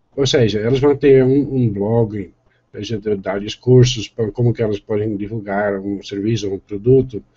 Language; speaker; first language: Portuguese; non-native, fluent; Dutch